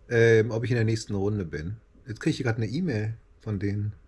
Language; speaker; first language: German; native; German